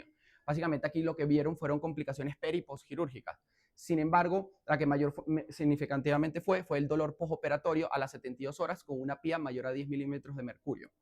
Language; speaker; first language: Spanish; native; Spanish